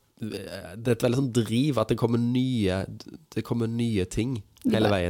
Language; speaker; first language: Norwegian; native; Norwegian